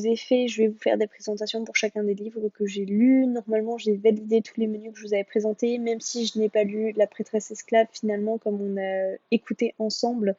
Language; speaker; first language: French; native; French